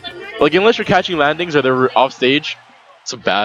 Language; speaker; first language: English; native; English